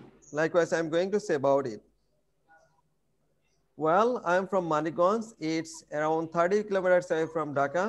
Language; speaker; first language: English; non-native, fluent; Bangla